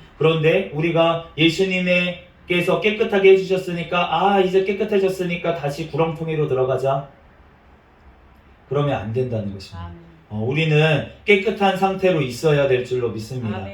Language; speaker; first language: Korean; native; Korean